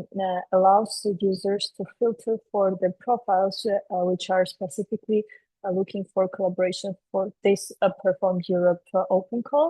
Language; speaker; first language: English; non-native, fluent; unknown